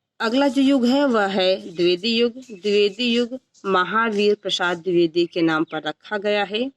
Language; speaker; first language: Hindi; native; Hindi